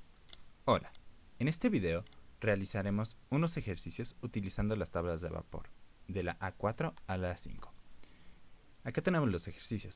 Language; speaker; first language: Spanish; native; Spanish